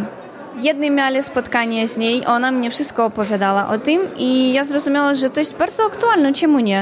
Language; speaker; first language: Polish; non-native, learner; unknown